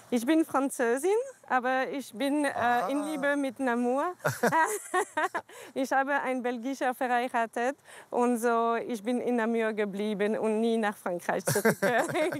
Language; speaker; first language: German; non-native, learner; French